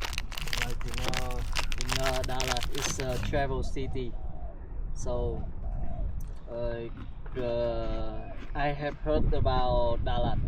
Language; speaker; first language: English; non-native, learner; Vietnamese